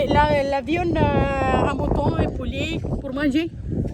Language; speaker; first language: French; non-native, learner; Arabic